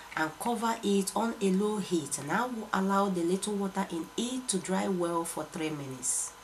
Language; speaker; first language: English; non-native, local second language; Igbo